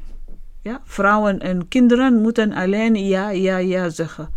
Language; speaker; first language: Dutch; non-native, learner; Arabic